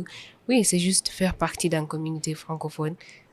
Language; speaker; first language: French; non-native, fluent; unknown